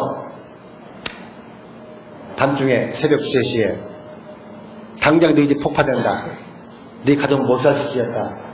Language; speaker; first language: Korean; native; Korean